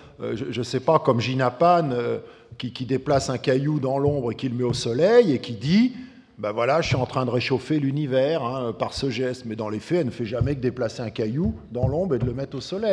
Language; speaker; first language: French; native; French